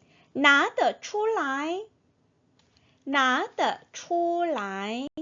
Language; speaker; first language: Chinese; non-native, fluent; Korean